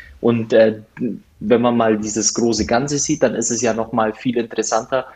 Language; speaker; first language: German; native; German